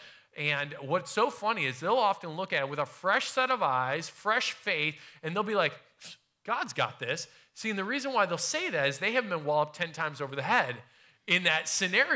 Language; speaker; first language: English; native; English